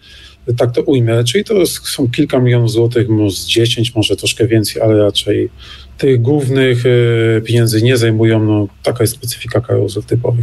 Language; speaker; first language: Polish; native; Polish